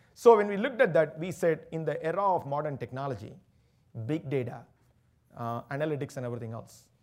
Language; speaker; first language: English; non-native, local second language; Tamil